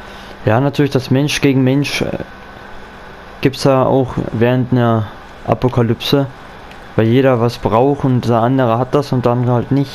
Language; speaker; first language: German; native; German